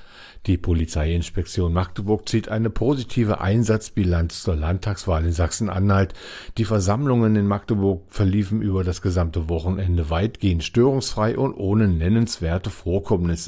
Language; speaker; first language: German; native; German